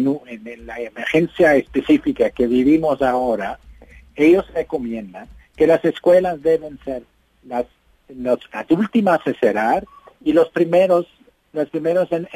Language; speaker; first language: Spanish; non-native, fluent; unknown